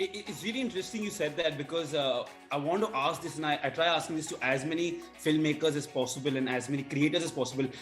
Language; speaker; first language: English; non-native, local second language; Hindi